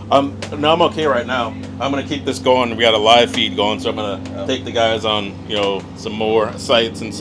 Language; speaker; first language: English; native; English